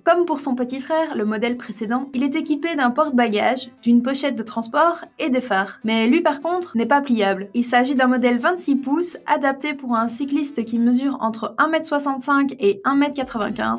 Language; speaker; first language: French; native; French